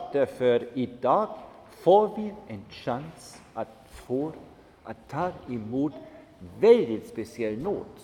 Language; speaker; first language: Swedish; non-native, fluent; German